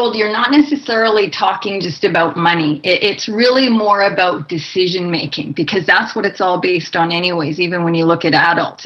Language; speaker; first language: English; native; English